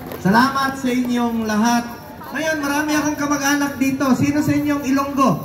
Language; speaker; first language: Filipino; non-native, local second language; Cebuano